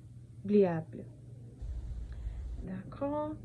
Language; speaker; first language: French; non-native, learner; Spanish